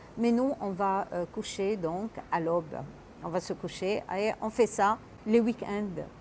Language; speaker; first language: French; non-native, local second language; Arabic